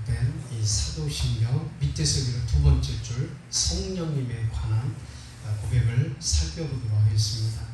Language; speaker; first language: Korean; native; Korean